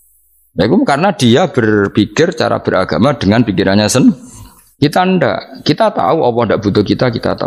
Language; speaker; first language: Indonesian; non-native, local second language; Javanese